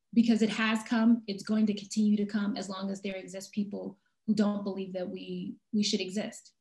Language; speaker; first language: English; native; English